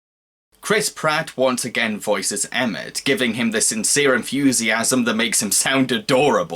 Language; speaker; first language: English; native; English